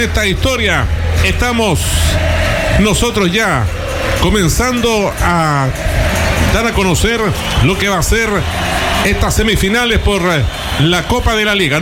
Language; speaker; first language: Spanish; native; Spanish